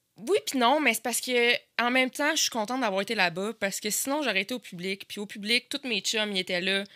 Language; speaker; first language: French; native; French